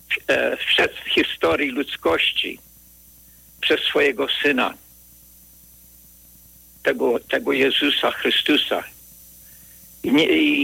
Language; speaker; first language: Polish; early bilingual, heritage; Polish